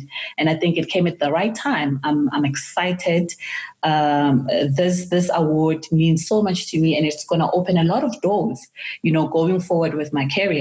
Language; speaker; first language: English; non-native, local second language; Zulu